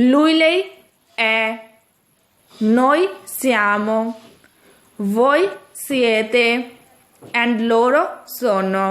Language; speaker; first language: Italian; non-native, fluent; Urdu